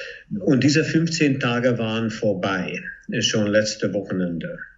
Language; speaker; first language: German; non-native, fluent; Hungarian